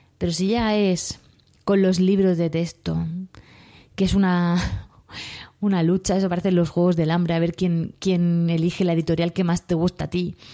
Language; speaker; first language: Spanish; native; Spanish